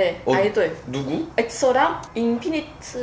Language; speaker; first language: Korean; non-native, fluent; Vietnamese